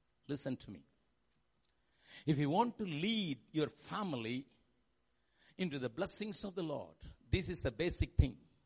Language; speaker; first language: English; non-native, local second language; Tamil